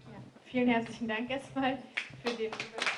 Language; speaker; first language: German; native; German